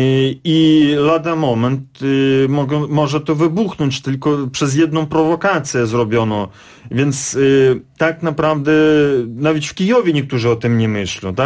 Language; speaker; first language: Polish; non-native, fluent; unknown